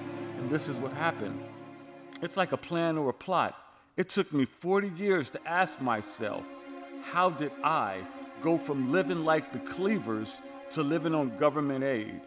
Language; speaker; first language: English; native; English